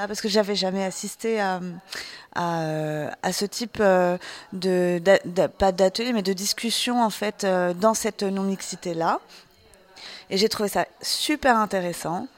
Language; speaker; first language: French; native; French